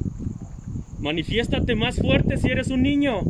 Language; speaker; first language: Spanish; native; Spanish